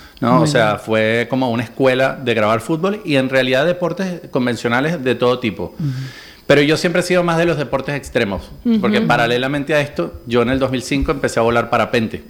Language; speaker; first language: Spanish; native; Spanish